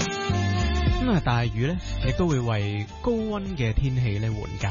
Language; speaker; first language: Chinese; non-native, local second language; Cantonese